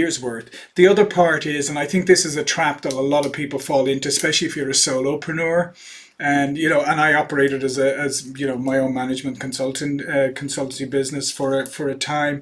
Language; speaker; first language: English; native; English